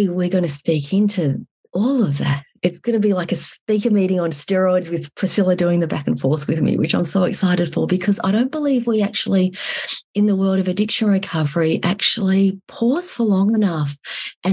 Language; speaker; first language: English; native; English